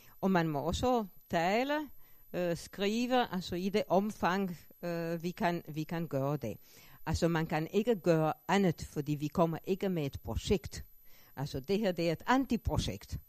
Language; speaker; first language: Danish; non-native, fluent; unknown